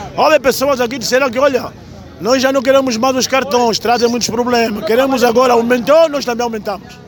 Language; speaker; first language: Portuguese; native; Portuguese